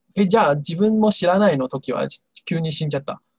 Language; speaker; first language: Japanese; non-native, fluent; Chinese